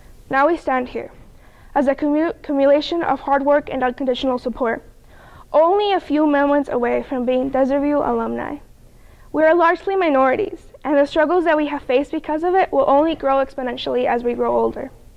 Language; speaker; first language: English; early bilingual, other home language; Spanish